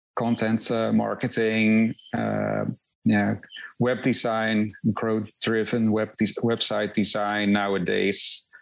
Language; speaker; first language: English; non-native, fluent; Dutch